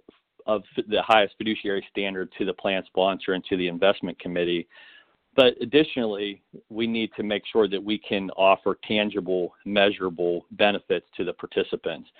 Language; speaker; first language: English; native; English